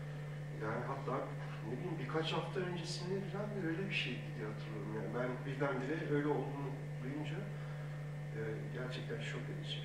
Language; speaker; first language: Turkish; native; Turkish